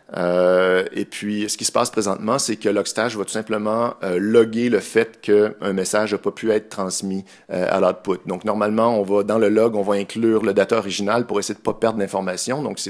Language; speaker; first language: French; native; French